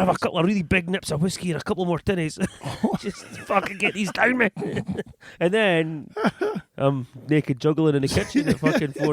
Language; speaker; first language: English; native; English